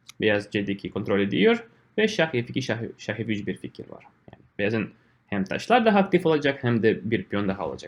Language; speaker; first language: Turkish; non-native, fluent; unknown